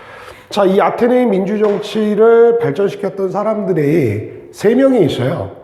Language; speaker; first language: Korean; native; Korean